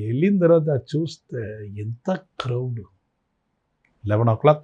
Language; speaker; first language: Telugu; non-native, local second language; Tamil